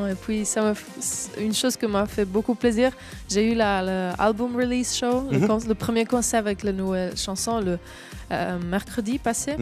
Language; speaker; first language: French; non-native, local second language; German